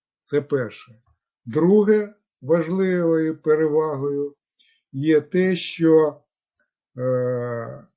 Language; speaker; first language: Ukrainian; non-native, local second language; Russian